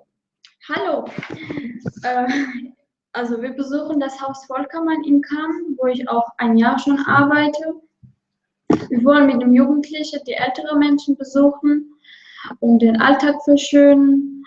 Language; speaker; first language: German; non-native, learner; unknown